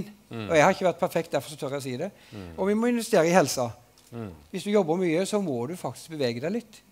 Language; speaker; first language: Norwegian; native; Norwegian